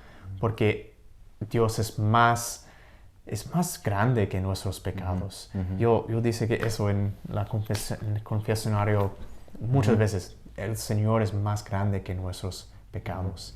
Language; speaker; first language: Spanish; non-native, learner; English